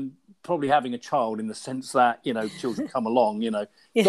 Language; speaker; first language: English; native; English